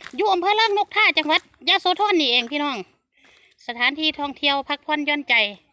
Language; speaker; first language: Thai; non-native, local second language; Northeastern Thai